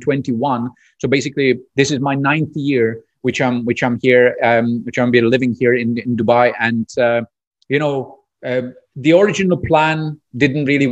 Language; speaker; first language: English; non-native, fluent; Czech